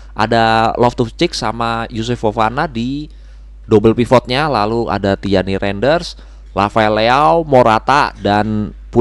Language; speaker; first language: Indonesian; native; Indonesian